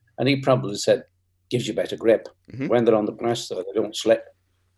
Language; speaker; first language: English; native; English